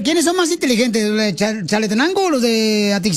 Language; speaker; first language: Spanish; native; Spanish